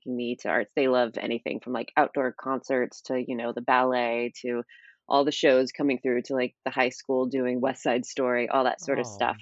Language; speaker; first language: English; native; English